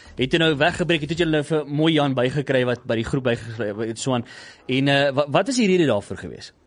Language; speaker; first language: Afrikaans; native; Afrikaans